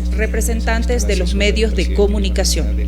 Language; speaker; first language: Spanish; native; Spanish